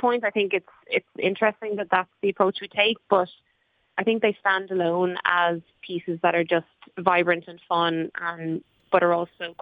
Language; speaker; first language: English; native; English